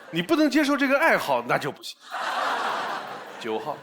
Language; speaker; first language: Chinese; native; Chinese